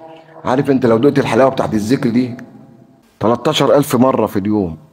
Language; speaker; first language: Arabic; native; Arabic